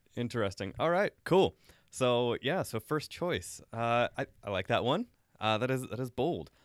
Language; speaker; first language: English; native; English